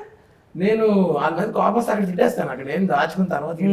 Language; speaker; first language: Telugu; native; Telugu